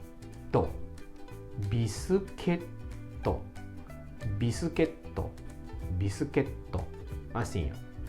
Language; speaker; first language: Portuguese; non-native, fluent; Japanese